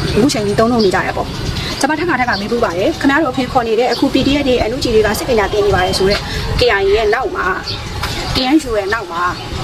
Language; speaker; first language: Burmese; native; Burmese